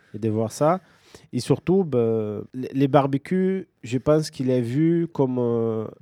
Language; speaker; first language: French; non-native, fluent; Portuguese